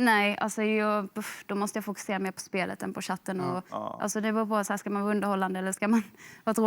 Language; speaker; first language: Swedish; native; Swedish